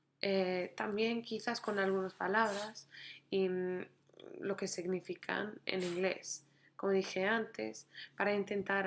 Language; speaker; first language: Spanish; non-native, fluent; English